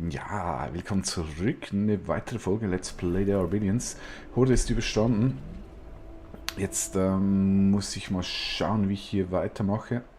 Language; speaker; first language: German; native; German